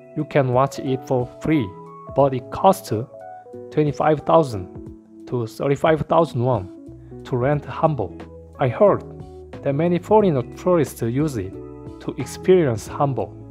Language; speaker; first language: English; non-native, learner; Korean